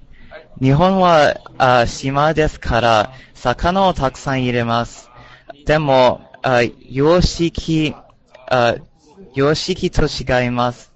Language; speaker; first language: Japanese; non-native, learner; English